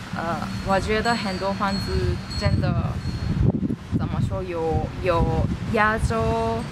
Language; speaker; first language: Chinese; non-native, learner; Japanese